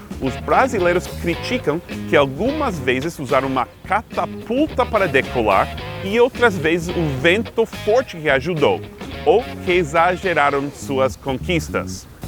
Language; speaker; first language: Portuguese; non-native, fluent; English